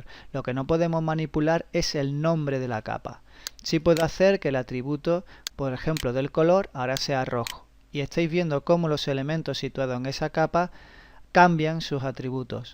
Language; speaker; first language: Spanish; native; Spanish